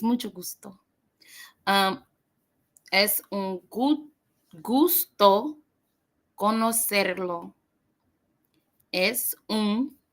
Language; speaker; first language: Spanish; non-native, learner; English